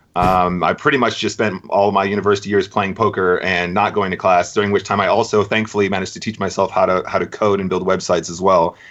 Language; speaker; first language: English; native; English